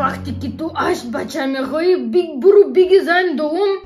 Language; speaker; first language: Persian; non-native, learner; German